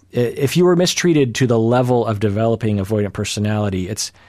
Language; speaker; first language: English; early bilingual, other home language; Japanese